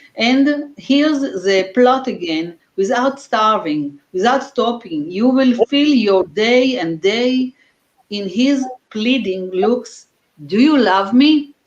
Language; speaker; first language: English; non-native, fluent; Hebrew